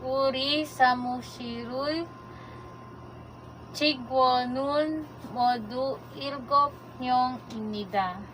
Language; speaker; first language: Korean; non-native, learner; Filipino